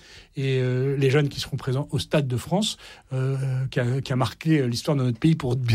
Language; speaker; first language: French; native; French